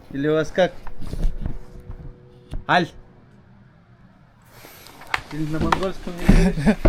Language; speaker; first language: Russian; non-native, fluent; Mongolian